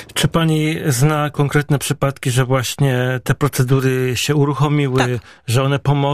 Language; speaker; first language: Polish; native; Polish